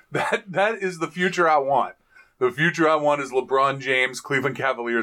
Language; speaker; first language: English; native; English